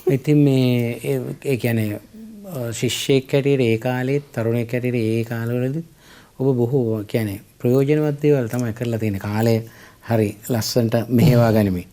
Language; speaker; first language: Sinhala; native; Sinhala